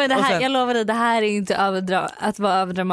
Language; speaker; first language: Swedish; native; Swedish